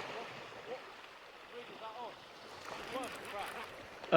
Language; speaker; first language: English; native; English